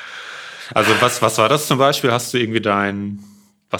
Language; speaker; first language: German; native; German